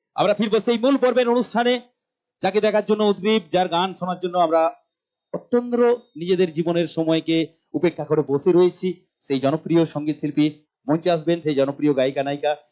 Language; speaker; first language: Bangla; non-native, local second language; Santali